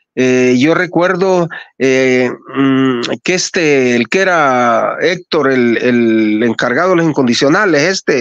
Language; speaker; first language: Spanish; native; Spanish